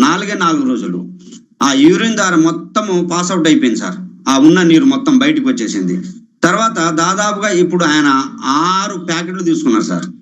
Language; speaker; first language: Telugu; non-native, local second language; Lambadi